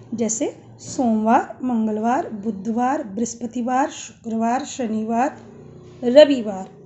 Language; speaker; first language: Hindi; native; Hindi